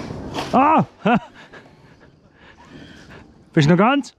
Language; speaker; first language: German; non-native, fluent; French